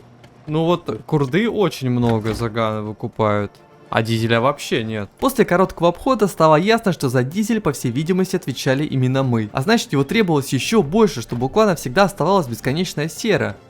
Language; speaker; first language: Russian; native; Russian